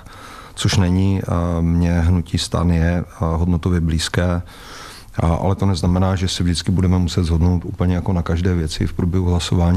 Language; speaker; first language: Czech; native; Czech